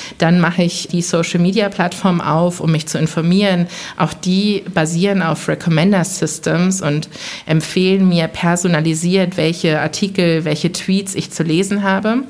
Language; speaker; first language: German; early bilingual, other home language; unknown